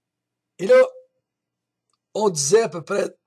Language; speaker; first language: French; native; French